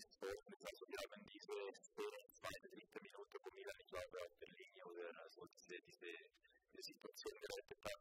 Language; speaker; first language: German; non-native, local second language; Italian